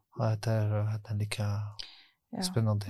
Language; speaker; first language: Icelandic; non-native, learner; French